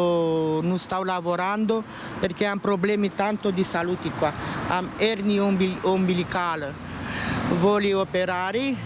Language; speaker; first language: Italian; non-native, learner; Romanian